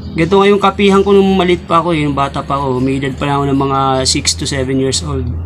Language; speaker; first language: Filipino; non-native, local second language; Waray